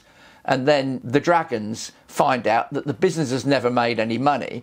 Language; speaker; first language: English; native; English